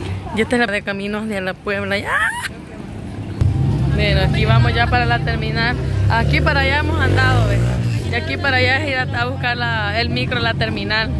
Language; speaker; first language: Spanish; native; Spanish